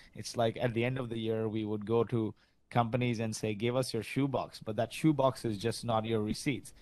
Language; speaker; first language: English; early bilingual, other home language; Arabic